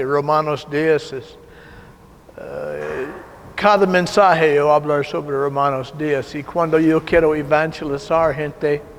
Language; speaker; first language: Spanish; non-native, learner; English